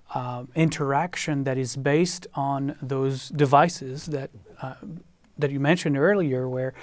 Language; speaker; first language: English; non-native, fluent; French